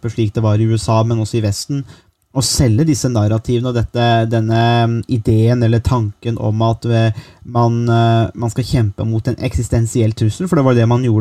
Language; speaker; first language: Norwegian; native; Norwegian